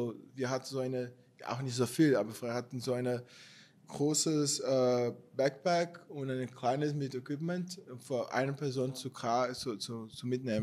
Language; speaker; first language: German; non-native, fluent; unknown